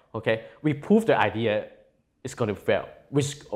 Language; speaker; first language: English; non-native, local second language; Cantonese